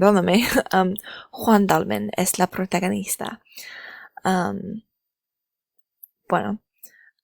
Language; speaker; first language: Spanish; non-native, learner; English